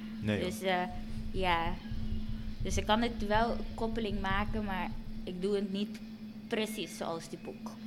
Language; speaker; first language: Dutch; non-native, fluent; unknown